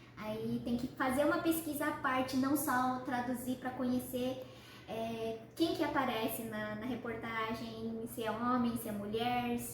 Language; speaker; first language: Portuguese; early bilingual, heritage; Portuguese